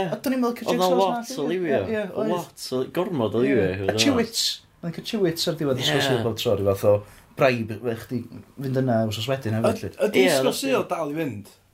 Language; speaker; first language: Welsh; native; Welsh